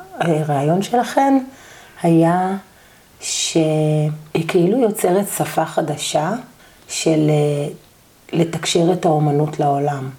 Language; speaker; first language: Hebrew; native; Hebrew